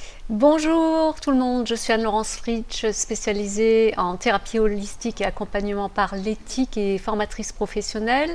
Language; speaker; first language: French; native; French